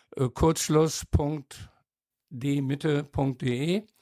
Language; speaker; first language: German; native; German